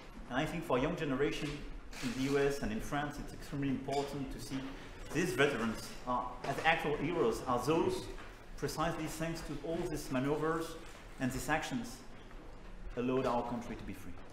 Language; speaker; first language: English; non-native, fluent; French